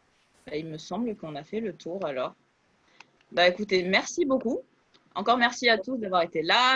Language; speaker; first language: French; native; French